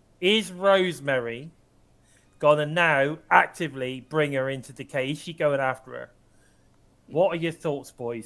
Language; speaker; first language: English; native; English